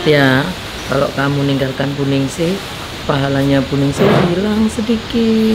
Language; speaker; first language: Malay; non-native, local second language; Javanese